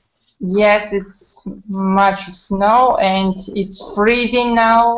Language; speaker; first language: English; non-native, learner; Russian